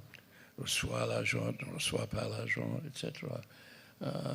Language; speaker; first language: French; non-native, fluent; English